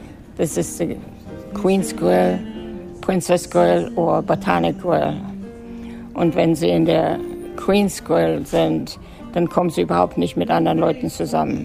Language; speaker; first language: German; native; German